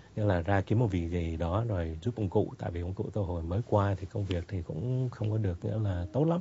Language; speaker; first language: Vietnamese; native; Vietnamese